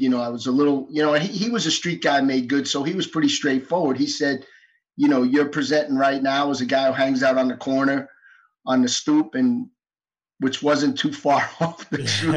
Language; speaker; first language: English; native; English